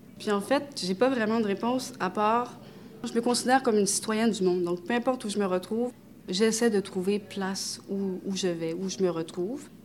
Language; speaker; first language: French; early bilingual, other home language; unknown